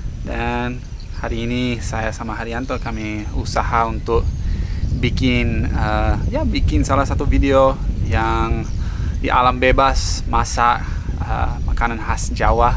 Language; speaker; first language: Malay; non-native, fluent; English